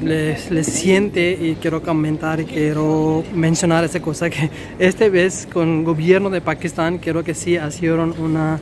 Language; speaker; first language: Spanish; non-native, learner; Urdu